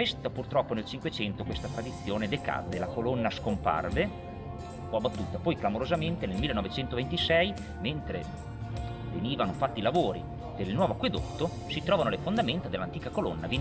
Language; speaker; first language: Italian; native; Italian